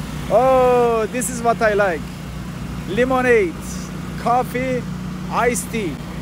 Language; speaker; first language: English; non-native, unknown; Turkish